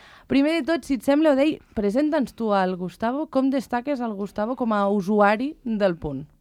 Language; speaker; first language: Catalan; native; Catalan